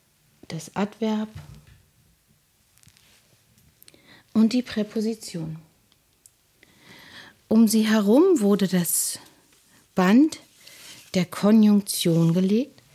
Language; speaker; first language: German; native; German